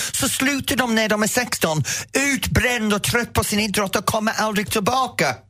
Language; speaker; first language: Swedish; non-native, fluent; English